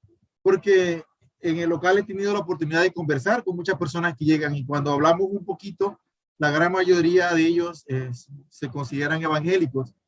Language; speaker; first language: Spanish; native; Spanish